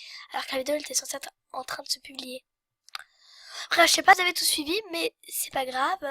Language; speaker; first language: French; native; French